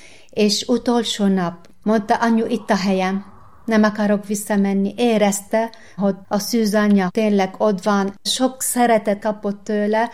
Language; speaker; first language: Hungarian; non-native, learner; Arabic